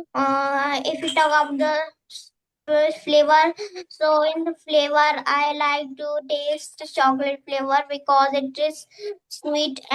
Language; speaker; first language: English; non-native, fluent; Hindi